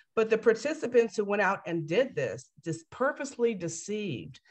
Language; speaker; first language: English; native; English